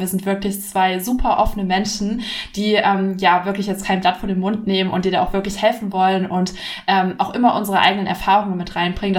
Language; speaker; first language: German; native; German